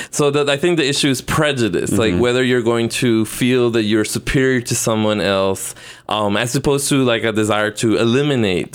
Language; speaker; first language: English; non-native, fluent; Spanish